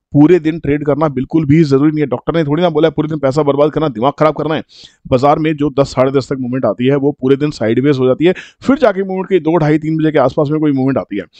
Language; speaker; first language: Hindi; native; Hindi